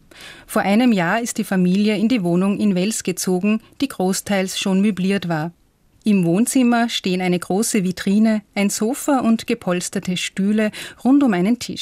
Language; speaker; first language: German; native; German